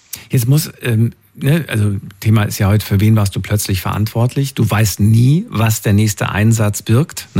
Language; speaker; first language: German; native; German